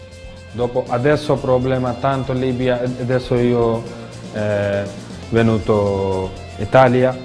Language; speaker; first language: Italian; non-native, learner; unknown